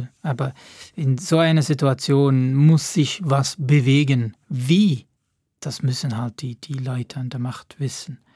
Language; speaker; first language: German; non-native, fluent; Arabic